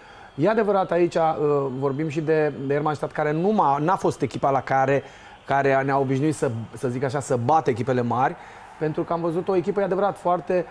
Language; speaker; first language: Romanian; native; Romanian